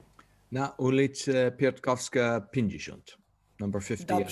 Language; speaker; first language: Polish; non-native, learner; English